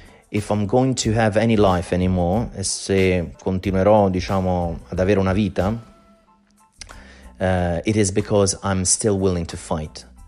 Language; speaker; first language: English; non-native, fluent; Italian